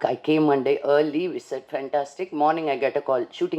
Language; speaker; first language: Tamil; non-native, local second language; Telugu